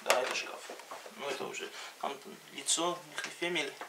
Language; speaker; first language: Russian; non-native, learner; Georgian